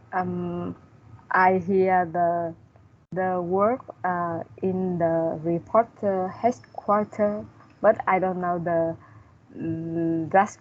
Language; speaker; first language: English; non-native, learner; Vietnamese